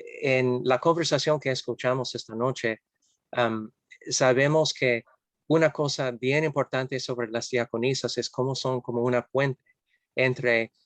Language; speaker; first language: Spanish; non-native, fluent; English